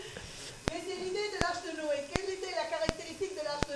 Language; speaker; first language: French; non-native, fluent; Italian